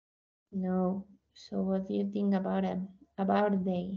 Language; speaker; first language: English; non-native, learner; Spanish